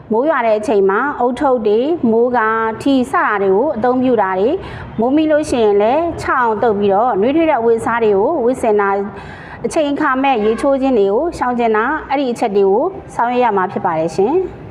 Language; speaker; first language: Burmese; native; Burmese